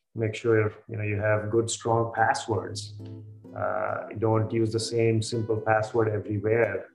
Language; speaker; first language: English; non-native, local second language; Hindi